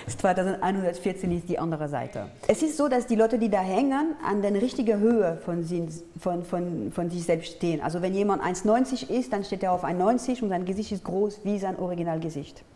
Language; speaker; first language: German; non-native, fluent; French